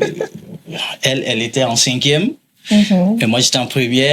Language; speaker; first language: French; non-native, local second language; Mossi